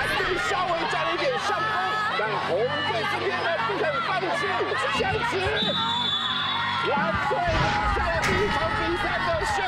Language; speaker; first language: Chinese; native; Chinese